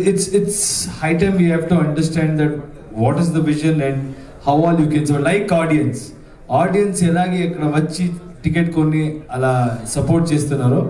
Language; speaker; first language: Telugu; non-native, learner; Kannada